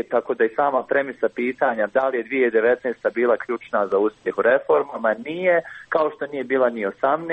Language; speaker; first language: Croatian; native; Croatian